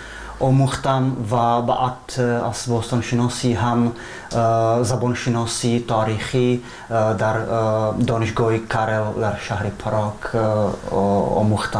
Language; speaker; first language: Persian; non-native, fluent; Czech